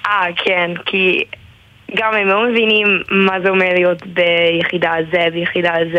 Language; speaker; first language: Hebrew; non-native, learner; English